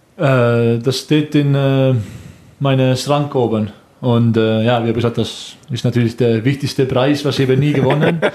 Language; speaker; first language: German; non-native, learner; Estonian